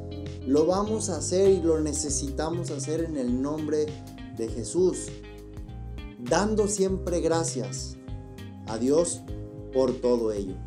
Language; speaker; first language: Spanish; native; Spanish